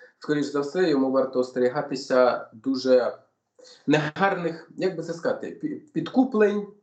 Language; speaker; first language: Ukrainian; non-native, local second language; Russian